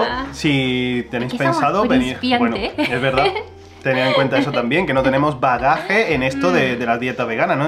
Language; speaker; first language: Spanish; native; Spanish